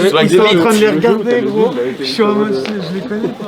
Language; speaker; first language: French; native; French